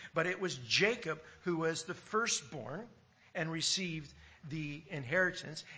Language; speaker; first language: English; native; English